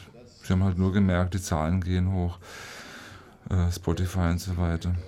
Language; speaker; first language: German; native; German